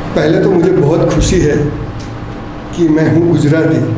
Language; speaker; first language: Hindi; non-native, local second language; Gujarati